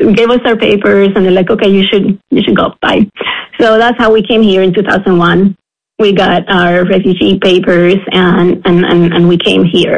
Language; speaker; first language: English; non-native, fluent; Spanish